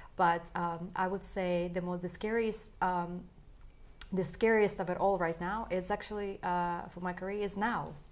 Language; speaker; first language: English; early bilingual, other home language; Russian